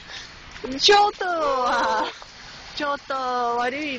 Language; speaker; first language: Japanese; non-native, learner; English